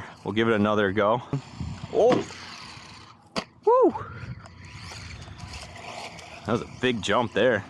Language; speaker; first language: English; native; English